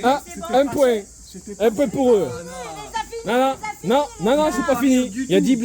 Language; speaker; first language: French; native; French